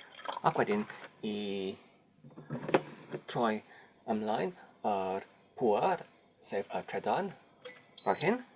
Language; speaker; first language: Welsh; non-native, learner; Polish